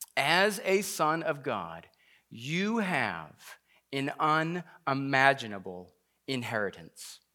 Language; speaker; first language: English; native; English